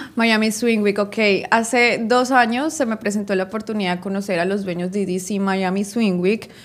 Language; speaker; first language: Spanish; native; Spanish